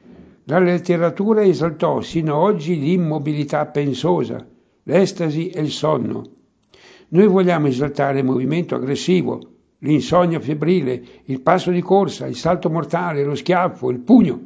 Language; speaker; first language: Italian; native; Italian